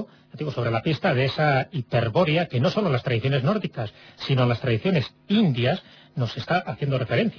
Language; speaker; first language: Spanish; native; Spanish